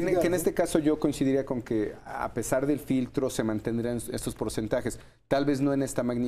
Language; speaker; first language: Spanish; native; Spanish